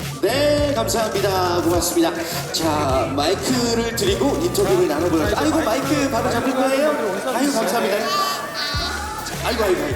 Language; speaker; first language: Korean; native; Korean